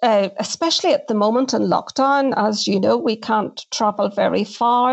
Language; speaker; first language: English; native; English